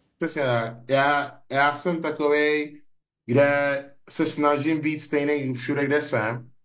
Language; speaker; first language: Czech; non-native, fluent; English